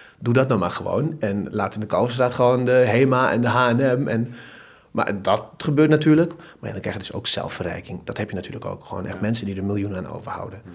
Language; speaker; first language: Dutch; early bilingual, other home language; Turkish